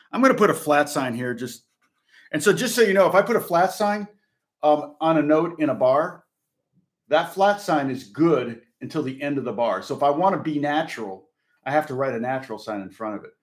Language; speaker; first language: English; native; English